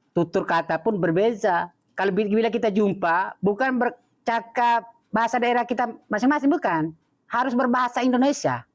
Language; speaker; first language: Indonesian; non-native, local second language; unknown